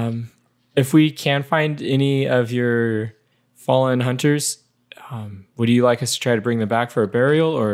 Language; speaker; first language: English; native; English